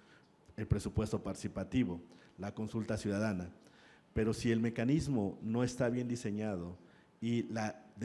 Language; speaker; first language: Spanish; native; Spanish